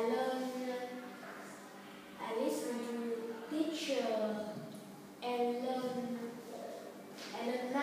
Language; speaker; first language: English; non-native, learner; Vietnamese